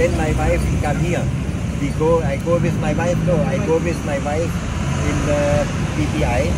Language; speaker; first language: English; non-native, learner; German